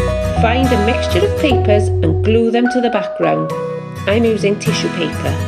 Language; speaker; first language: English; native; English